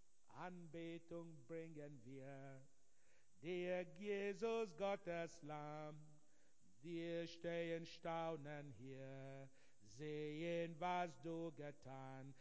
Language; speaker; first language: German; non-native, fluent; Igbo